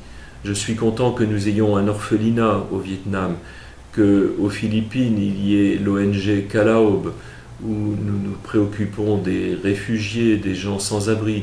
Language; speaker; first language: French; native; French